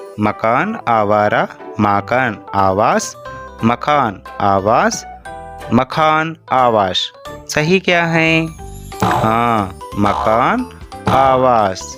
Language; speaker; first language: Hindi; non-native, local second language; Telugu